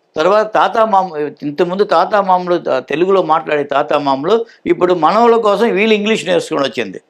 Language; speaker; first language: Telugu; early bilingual, heritage; Telugu